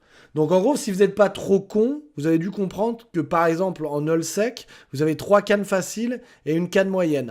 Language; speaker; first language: French; native; French